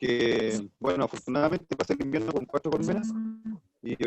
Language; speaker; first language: Spanish; native; Spanish